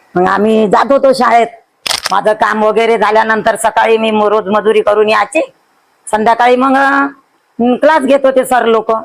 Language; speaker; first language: Marathi; native; Marathi